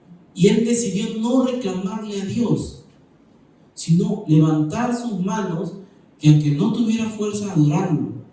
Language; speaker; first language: Spanish; native; Spanish